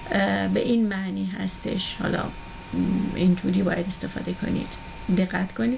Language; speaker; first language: Persian; native; Persian